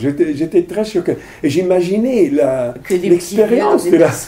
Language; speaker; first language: French; non-native, fluent; Italian